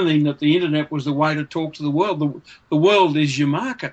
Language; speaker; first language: English; native; English